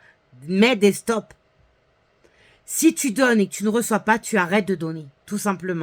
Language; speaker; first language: French; native; French